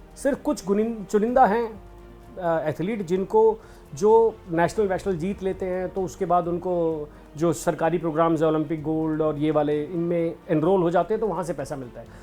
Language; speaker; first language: Hindi; native; Hindi